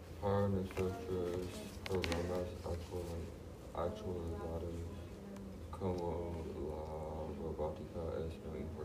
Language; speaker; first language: Spanish; non-native, learner; English